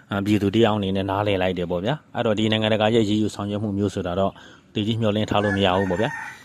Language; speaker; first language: Burmese; non-native, local second language; Kachin